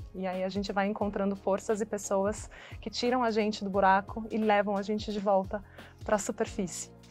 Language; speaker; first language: Portuguese; native; Portuguese